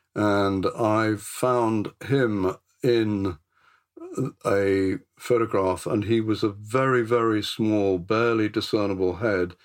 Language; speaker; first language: English; native; English